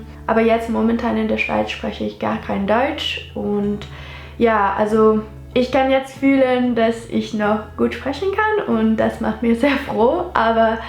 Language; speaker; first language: German; non-native, local second language; French